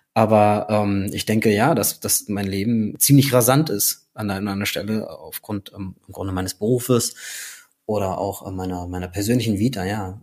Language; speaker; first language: German; native; German